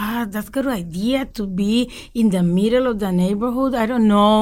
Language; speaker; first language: English; non-native, learner; Spanish